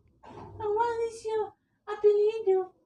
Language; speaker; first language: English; non-native, learner; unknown